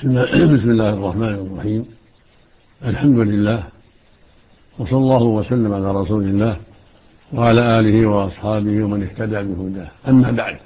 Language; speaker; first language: Arabic; native; Arabic